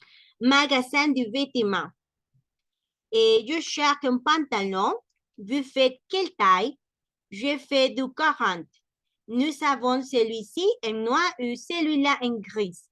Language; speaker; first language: French; non-native, learner; Spanish